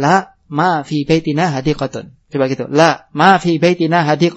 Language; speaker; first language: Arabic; non-native, fluent; Indonesian